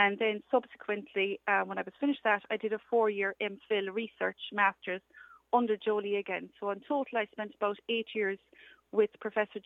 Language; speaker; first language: English; native; English